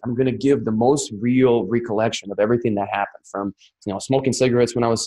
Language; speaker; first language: English; non-native, fluent; Russian